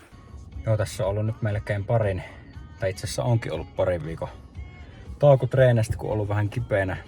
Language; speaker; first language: Finnish; native; Finnish